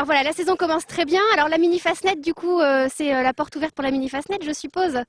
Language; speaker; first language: French; native; French